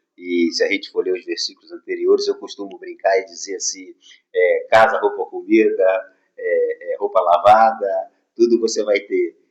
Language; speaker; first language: Portuguese; native; Portuguese